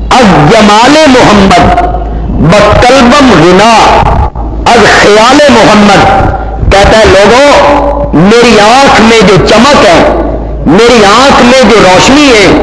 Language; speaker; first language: Urdu; native; Urdu